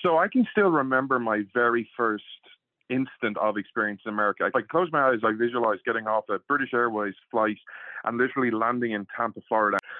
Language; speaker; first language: English; native; English